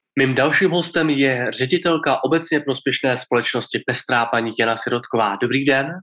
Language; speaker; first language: Czech; native; Czech